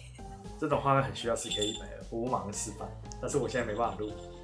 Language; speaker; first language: Chinese; native; Chinese